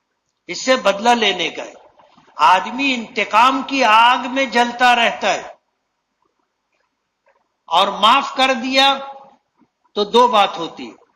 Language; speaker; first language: Urdu; native; Urdu